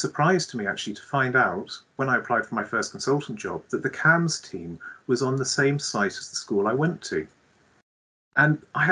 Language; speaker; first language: English; native; English